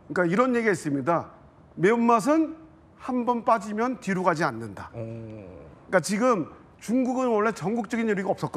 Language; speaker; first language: Korean; native; Korean